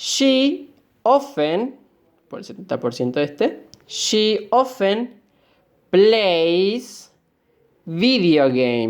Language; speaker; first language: English; non-native, fluent; Spanish